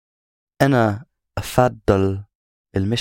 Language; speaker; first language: Arabic; non-native, learner; English